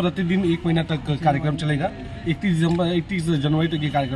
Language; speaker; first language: Hindi; native; Hindi